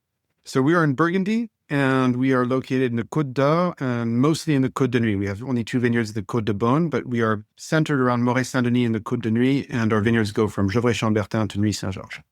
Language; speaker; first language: English; non-native, fluent; French